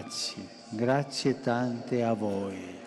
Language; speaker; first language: Italian; non-native, fluent; Spanish